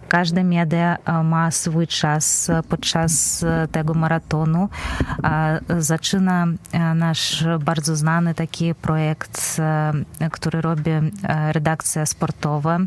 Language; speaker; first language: Polish; non-native, fluent; Belarusian